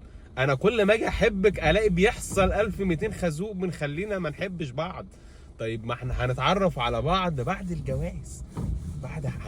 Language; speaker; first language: Arabic; native; Arabic